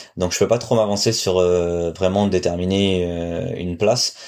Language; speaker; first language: French; native; French